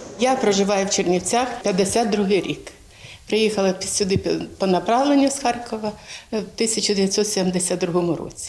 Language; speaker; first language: Ukrainian; native; Ukrainian